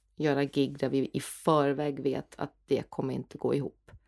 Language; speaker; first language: Swedish; non-native, fluent; German